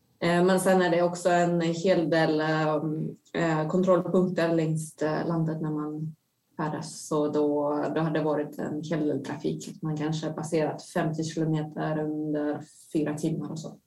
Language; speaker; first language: Swedish; non-native, fluent; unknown